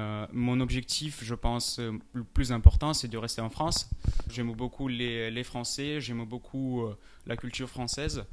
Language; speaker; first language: French; non-native, fluent; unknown